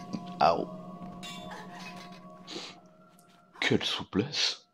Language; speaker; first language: French; native; French